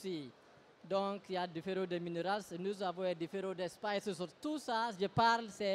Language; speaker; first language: French; non-native, learner; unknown